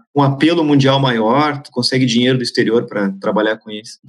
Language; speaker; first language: Portuguese; native; Portuguese